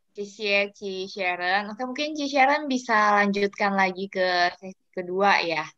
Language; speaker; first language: Indonesian; native; Indonesian